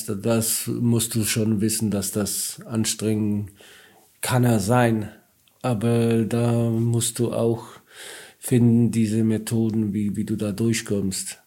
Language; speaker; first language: German; non-native, learner; Polish